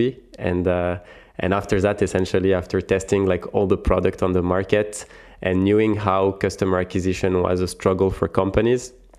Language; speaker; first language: English; non-native, fluent; French